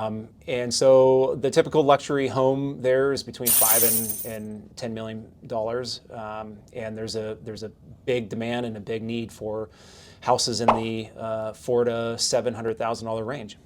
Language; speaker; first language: English; native; English